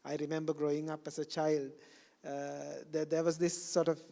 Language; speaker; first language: English; non-native, local second language; Sinhala